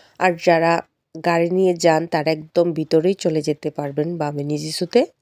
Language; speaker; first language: Bangla; native; Bangla